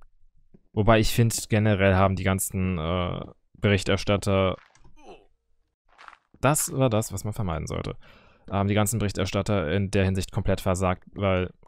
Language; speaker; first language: German; native; German